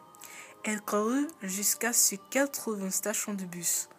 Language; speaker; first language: French; non-native, learner; English